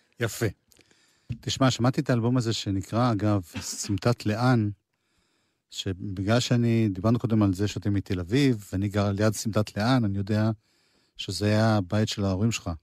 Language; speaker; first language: Hebrew; native; Hebrew